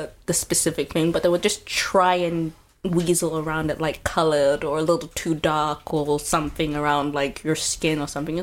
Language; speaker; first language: English; native; English